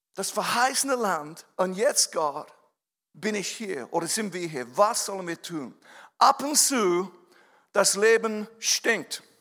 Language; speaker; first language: German; non-native, fluent; English